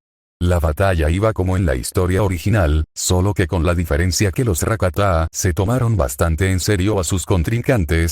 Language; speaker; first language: Spanish; native; Spanish